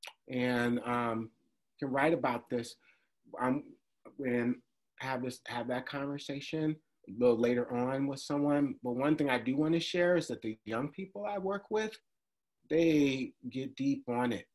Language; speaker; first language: English; native; English